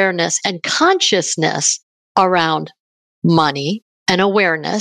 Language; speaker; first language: English; native; English